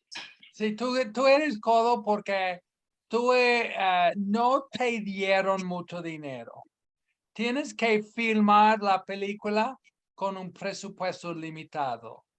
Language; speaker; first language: Spanish; non-native, fluent; English